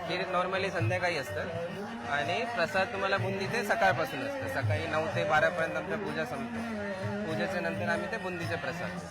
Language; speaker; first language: Marathi; non-native, local second language; Hindi